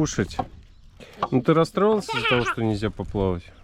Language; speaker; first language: Russian; native; Russian